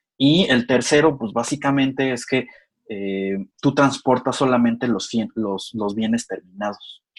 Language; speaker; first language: Spanish; native; Spanish